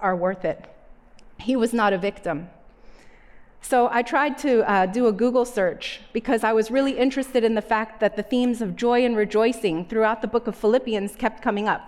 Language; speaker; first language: English; native; English